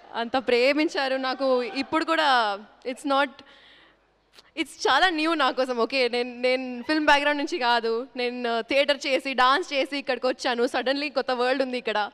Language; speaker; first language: Telugu; non-native, fluent; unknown